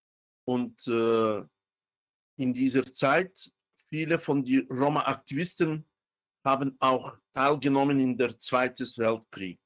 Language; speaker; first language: German; non-native, fluent; Romany